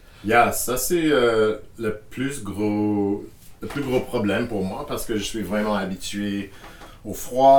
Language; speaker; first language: French; non-native, fluent; English